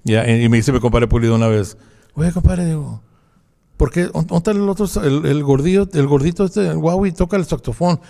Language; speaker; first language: Spanish; early bilingual, heritage; Spanish